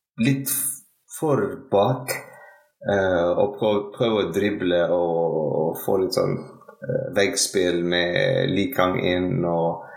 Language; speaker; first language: Norwegian; non-native, fluent; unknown